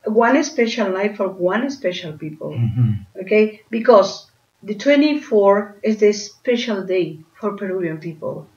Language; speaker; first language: English; non-native, learner; Spanish